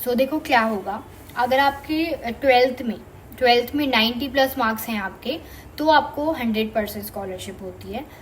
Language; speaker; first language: Hindi; native; Hindi